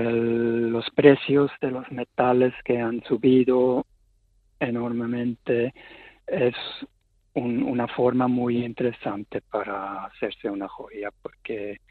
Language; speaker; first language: Spanish; non-native, fluent; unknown